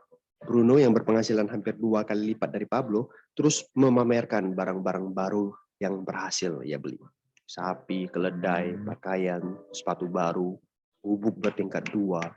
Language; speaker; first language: Indonesian; native; Indonesian